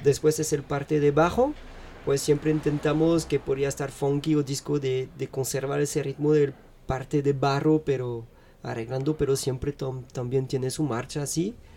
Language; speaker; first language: Spanish; non-native, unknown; French